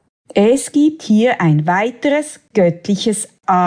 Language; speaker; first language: German; native; German